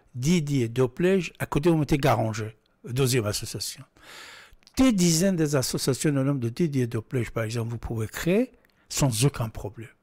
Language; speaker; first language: French; non-native, fluent; Persian